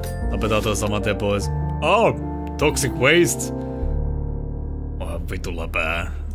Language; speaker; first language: Finnish; native; Finnish